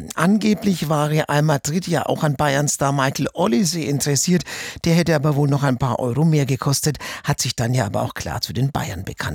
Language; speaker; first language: German; native; German